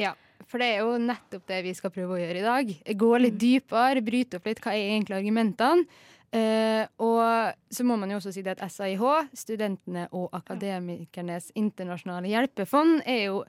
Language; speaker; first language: Norwegian; native; Norwegian